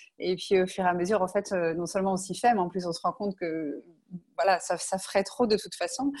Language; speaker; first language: French; native; French